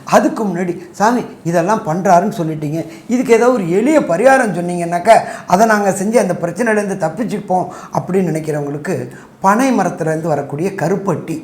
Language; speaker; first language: Tamil; native; Tamil